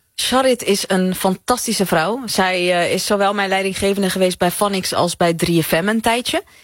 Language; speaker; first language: Dutch; early bilingual, other home language; Persian